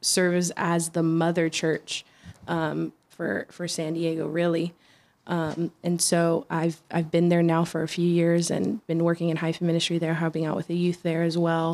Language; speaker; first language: English; native; English